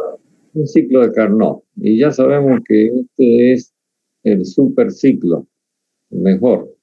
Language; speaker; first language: Spanish; native; Spanish